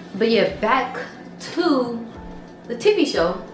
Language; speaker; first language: English; native; English